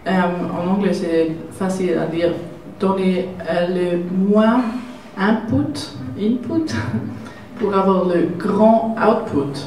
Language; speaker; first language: French; non-native, learner; German